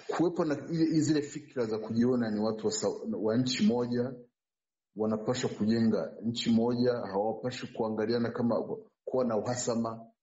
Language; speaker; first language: Swahili; non-native, local second language; Kinyarwanda